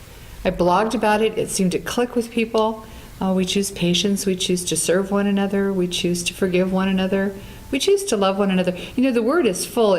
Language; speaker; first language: English; native; English